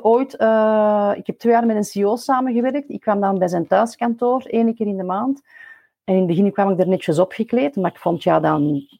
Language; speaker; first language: Dutch; native; Dutch